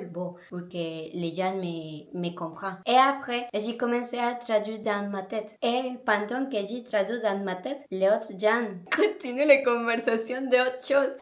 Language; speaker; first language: French; non-native, learner; Spanish